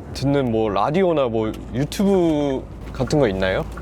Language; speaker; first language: Korean; native; Korean